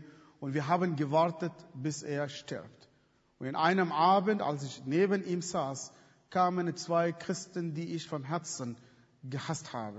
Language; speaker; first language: German; non-native, fluent; Arabic